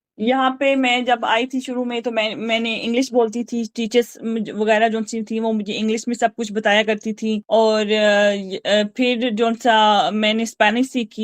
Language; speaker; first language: Urdu; native; Urdu